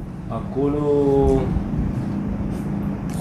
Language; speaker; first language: Arabic; non-native, learner; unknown